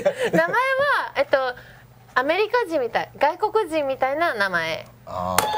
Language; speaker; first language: Japanese; non-native, learner; Chinese